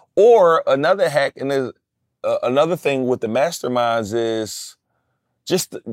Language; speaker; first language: English; native; English